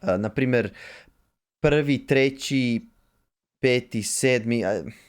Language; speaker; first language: Serbian; native; Serbian